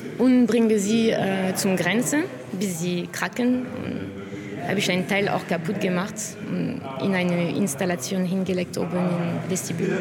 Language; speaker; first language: German; non-native, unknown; French